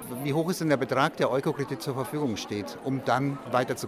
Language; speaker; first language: German; native; German